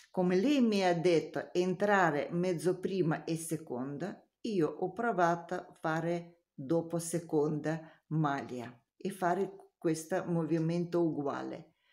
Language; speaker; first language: Italian; non-native, learner; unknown